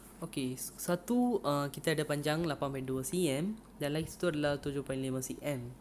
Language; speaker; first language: Malay; non-native, local second language; Tamil